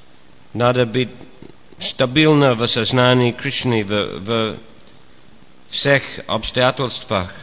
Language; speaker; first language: Russian; non-native, fluent; English